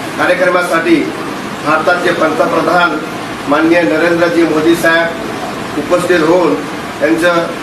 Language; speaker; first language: Marathi; non-native, local second language; Lambadi